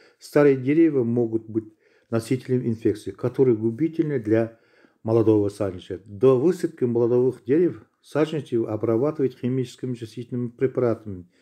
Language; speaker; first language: Russian; non-native, local second language; Kazakh